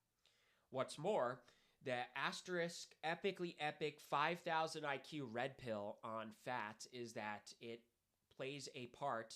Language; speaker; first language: English; native; English